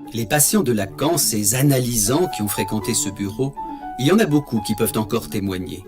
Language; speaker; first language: French; native; French